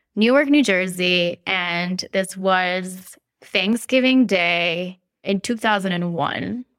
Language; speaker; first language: English; early bilingual, other home language; Spanish